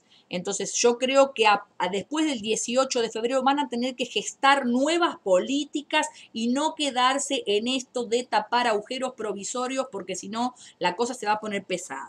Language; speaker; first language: Spanish; native; Spanish